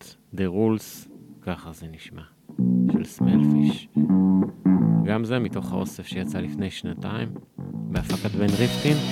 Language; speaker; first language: Hebrew; native; Hebrew